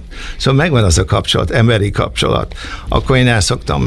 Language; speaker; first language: Hungarian; early bilingual, heritage; Hungarian